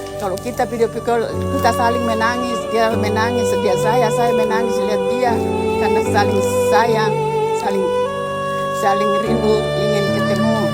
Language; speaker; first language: Indonesian; non-native, local second language; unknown